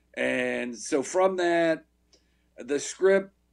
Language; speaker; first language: English; native; English